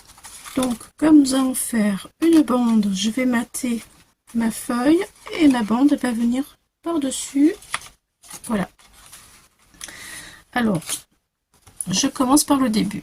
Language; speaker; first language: French; native; French